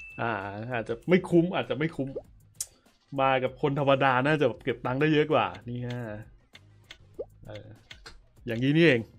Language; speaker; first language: Thai; native; Thai